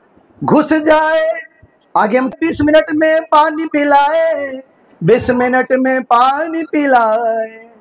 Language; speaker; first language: Hindi; native; Hindi